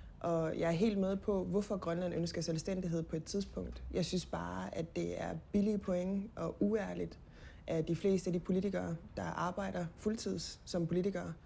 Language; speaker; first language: Danish; native; Danish